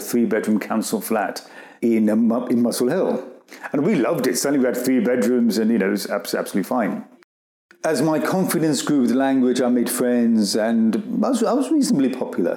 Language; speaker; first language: English; early bilingual, other home language; Gujarati